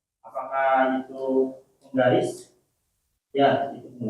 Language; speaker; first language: Indonesian; native; Indonesian